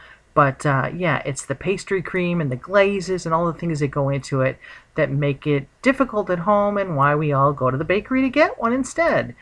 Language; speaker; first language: English; native; English